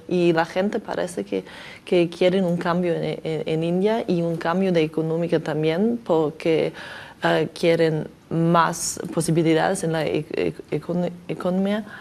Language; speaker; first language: Spanish; non-native, learner; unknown